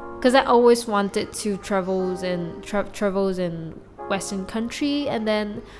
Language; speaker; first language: English; non-native, local second language; Chinese